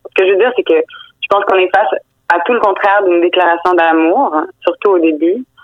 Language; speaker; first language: French; native; French